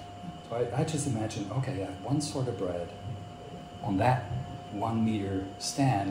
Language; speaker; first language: English; non-native, fluent; Swiss German